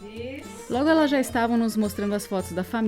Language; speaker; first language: Portuguese; native; Portuguese